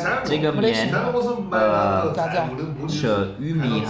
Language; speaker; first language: Chinese; non-native, learner; German